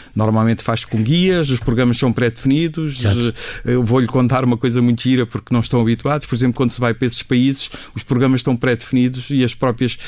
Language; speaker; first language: Portuguese; native; Portuguese